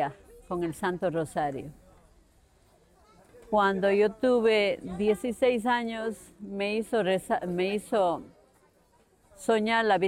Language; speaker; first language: Spanish; native; Spanish